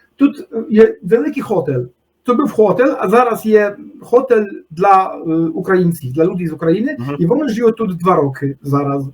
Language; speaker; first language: Polish; non-native, learner; Ukrainian